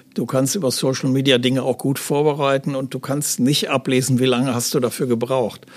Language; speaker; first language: German; native; German